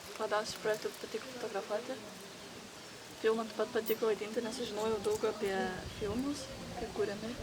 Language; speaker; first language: Lithuanian; native; Lithuanian